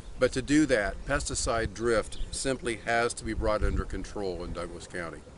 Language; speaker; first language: English; native; English